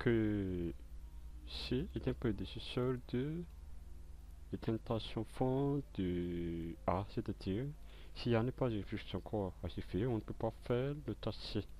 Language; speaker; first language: French; non-native, local second language; Malagasy